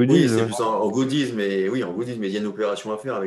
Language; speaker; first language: French; native; French